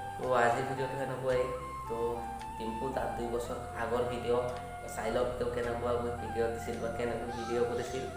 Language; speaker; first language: Assamese; non-native, local second language; Bangla